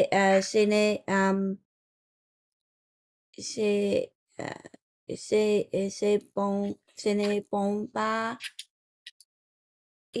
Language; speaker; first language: French; non-native, learner; Vietnamese